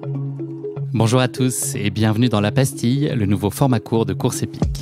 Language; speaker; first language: French; native; French